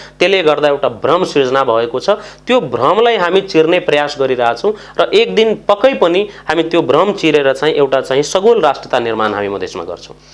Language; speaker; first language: Nepali; non-native, local second language; Maithili